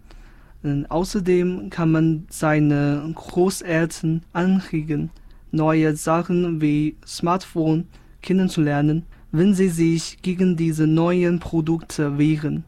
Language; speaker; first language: German; non-native, fluent; Chinese